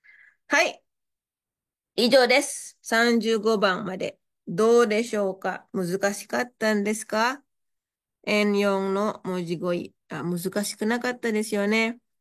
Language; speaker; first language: Japanese; non-native, fluent; Indonesian